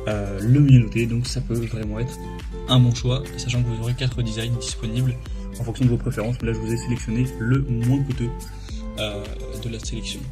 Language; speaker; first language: French; native; French